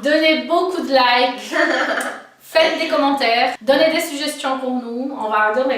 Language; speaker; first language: French; non-native, fluent; Portuguese